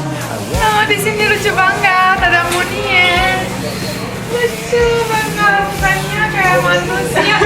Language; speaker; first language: Indonesian; non-native, fluent; Romanian